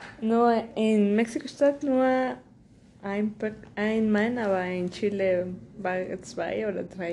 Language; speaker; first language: German; non-native, learner; Spanish